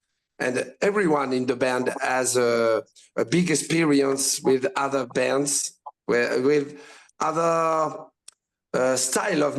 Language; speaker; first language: English; non-native, learner; French